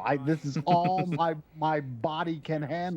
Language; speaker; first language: English; native; English